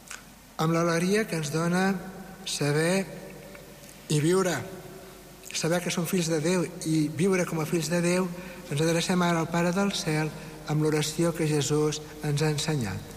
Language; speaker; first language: Catalan; native; Catalan